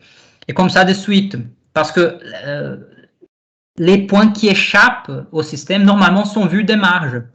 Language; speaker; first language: French; non-native, fluent; Portuguese